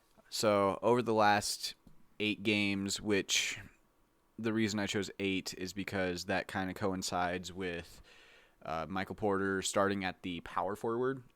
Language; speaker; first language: English; native; English